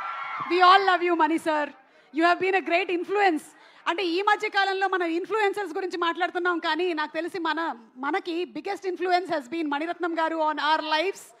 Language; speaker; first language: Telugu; native; Telugu